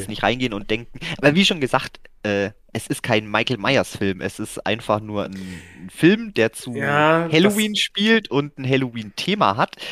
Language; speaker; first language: German; native; German